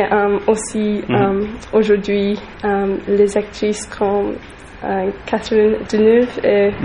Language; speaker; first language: French; non-native, learner; English